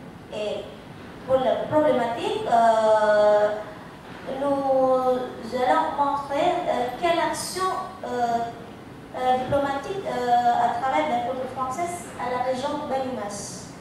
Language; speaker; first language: French; non-native, fluent; Indonesian